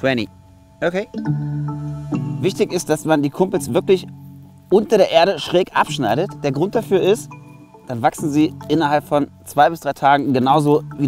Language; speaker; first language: German; native; German